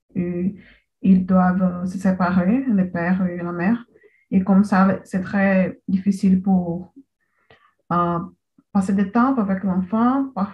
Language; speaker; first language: French; non-native, learner; Portuguese